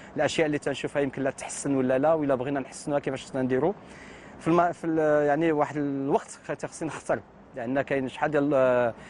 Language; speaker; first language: Arabic; native; Arabic